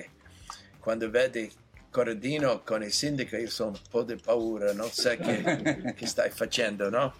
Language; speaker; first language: Italian; non-native, learner; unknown